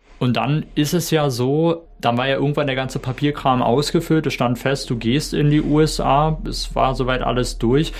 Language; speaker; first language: German; native; German